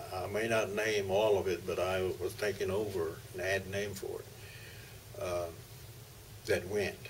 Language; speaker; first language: English; early bilingual, other home language; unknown